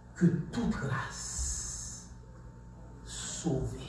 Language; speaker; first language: French; non-native, local second language; Haitian Creole